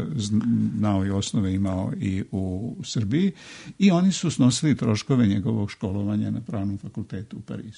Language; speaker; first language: Serbian; native; Serbian